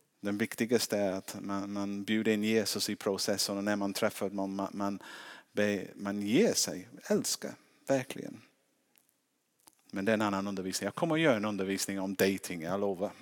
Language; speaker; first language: Swedish; non-native, fluent; English